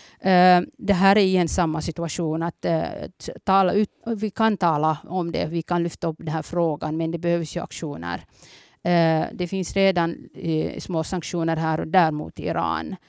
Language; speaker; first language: Swedish; early bilingual, other home language; Somali